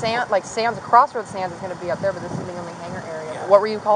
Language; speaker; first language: English; native; English